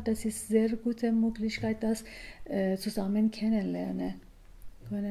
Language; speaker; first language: German; non-native, learner; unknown